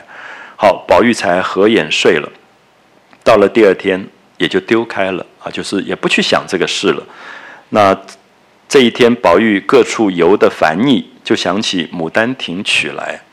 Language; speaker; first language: Chinese; native; Chinese